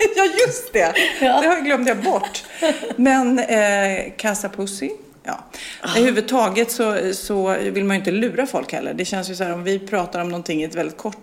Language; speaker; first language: Swedish; native; Swedish